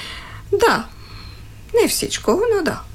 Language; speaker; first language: Bulgarian; non-native, fluent; French